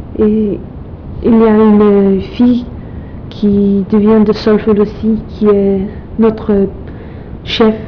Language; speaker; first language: French; non-native, fluent; English